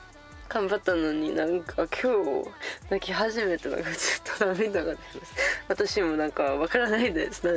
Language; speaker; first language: Japanese; non-native, fluent; Korean